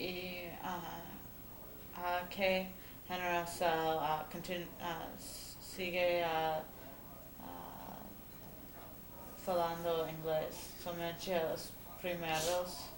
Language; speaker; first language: Portuguese; non-native, fluent; Spanish